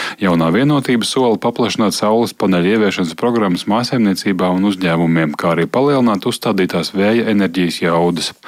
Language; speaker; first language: Latvian; native; Latvian